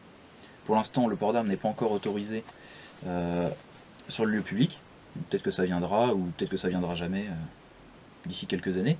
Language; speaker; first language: French; native; French